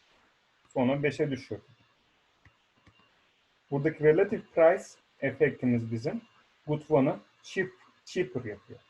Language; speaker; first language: Turkish; native; Turkish